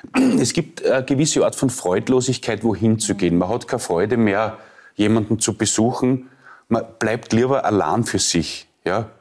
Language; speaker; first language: German; native; German